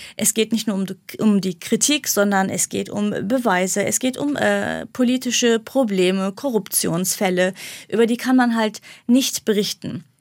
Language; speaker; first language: German; non-native, fluent; Kurdish